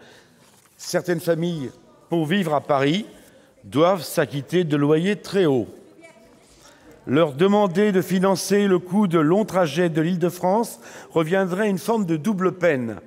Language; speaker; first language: French; native; French